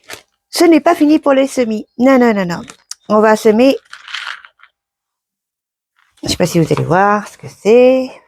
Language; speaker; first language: French; native; French